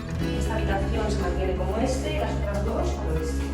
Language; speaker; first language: Spanish; native; Spanish